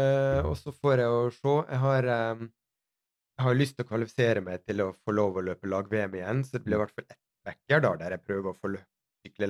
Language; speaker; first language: Norwegian; native; Norwegian